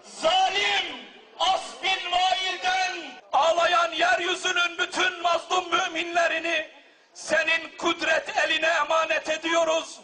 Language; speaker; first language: Turkish; native; Turkish